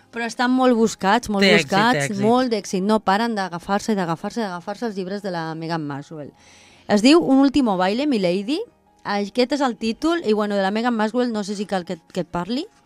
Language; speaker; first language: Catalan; non-native, local second language; Spanish